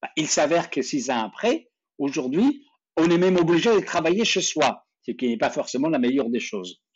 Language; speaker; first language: French; non-native, fluent; Spanish